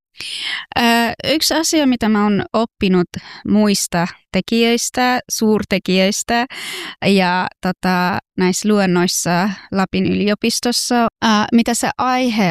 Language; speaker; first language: Finnish; non-native, fluent; Persian